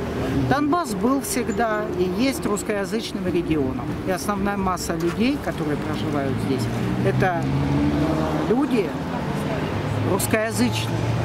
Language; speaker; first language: Russian; native; Russian